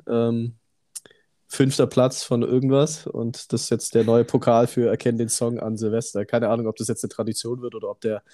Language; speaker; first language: German; native; German